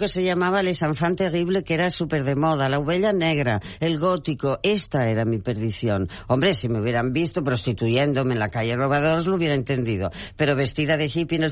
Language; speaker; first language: Catalan; non-native, local second language; Spanish